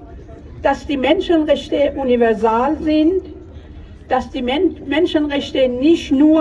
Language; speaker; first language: German; non-native, fluent; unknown